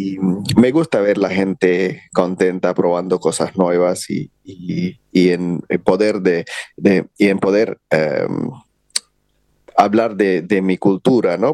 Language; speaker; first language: Spanish; non-native, fluent; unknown